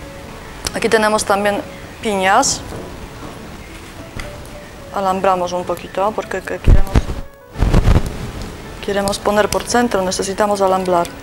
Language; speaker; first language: Spanish; non-native, learner; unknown